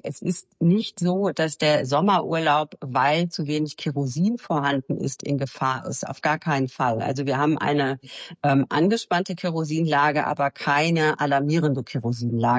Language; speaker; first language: German; native; German